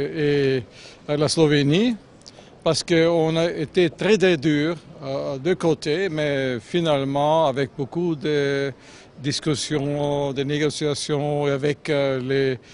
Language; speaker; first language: French; non-native, fluent; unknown